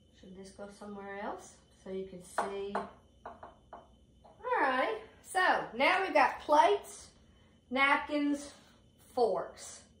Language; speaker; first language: English; native; English